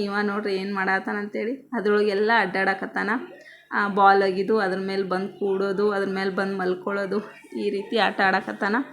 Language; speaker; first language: Kannada; native; Kannada